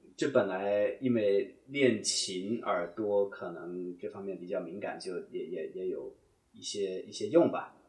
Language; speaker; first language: Chinese; non-native, fluent; English